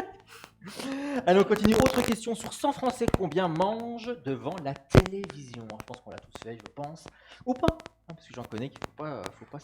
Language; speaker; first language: French; native; French